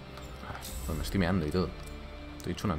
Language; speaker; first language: Spanish; native; Spanish